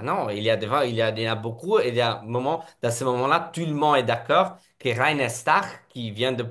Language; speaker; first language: French; non-native, fluent; Italian